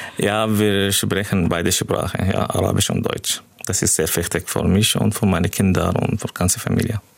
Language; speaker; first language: German; non-native, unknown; Arabic